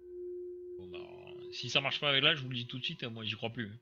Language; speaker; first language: French; native; French